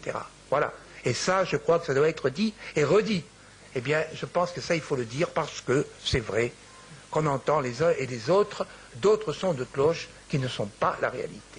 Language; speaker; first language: French; native; French